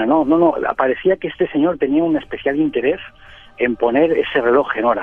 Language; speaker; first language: Spanish; native; Spanish